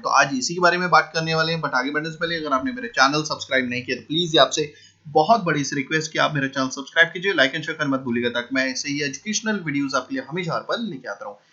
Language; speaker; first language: Hindi; native; Hindi